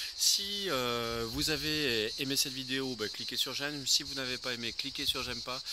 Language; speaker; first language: French; native; French